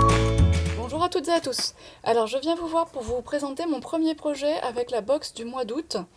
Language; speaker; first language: French; native; French